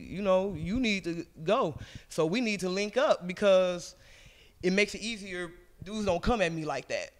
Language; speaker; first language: English; native; English